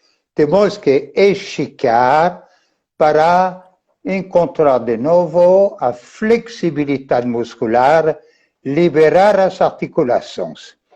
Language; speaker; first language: Portuguese; non-native, fluent; French